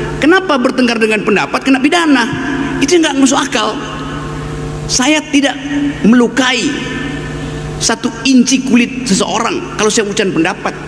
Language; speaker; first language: Indonesian; native; Indonesian